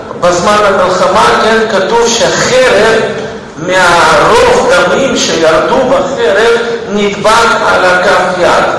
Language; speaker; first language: Hebrew; non-native, fluent; Russian